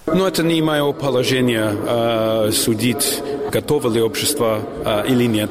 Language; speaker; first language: Russian; non-native, fluent; English